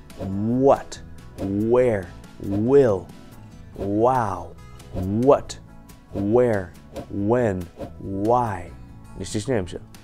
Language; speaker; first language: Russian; early bilingual, heritage; Russian